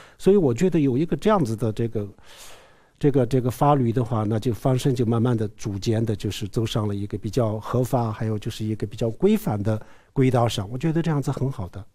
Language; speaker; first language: Chinese; non-native, local second language; Tibetan